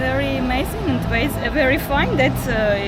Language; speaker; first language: English; non-native, learner; Armenian